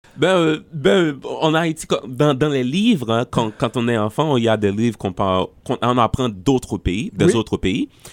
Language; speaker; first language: French; non-native, local second language; Haitian Creole